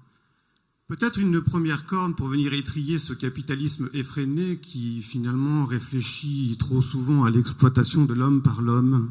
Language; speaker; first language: French; native; French